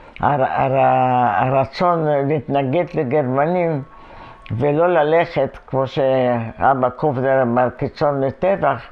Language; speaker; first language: Hebrew; non-native, fluent; Polish